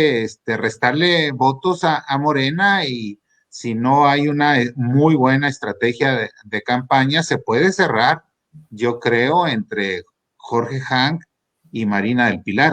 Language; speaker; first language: Spanish; native; Spanish